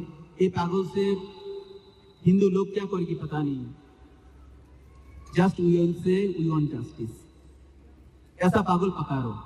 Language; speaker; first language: Hindi; non-native, learner; Bangla